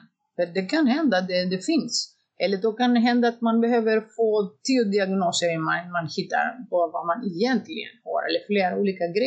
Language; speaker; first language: Swedish; non-native, fluent; Greek